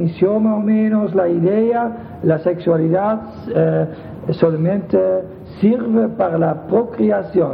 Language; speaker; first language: Spanish; non-native, fluent; Dutch